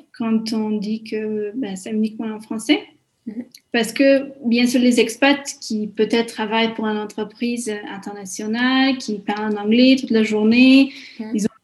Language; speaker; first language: French; non-native, fluent; Hungarian